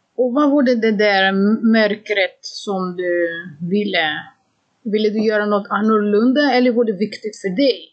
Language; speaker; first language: Swedish; non-native, fluent; Greek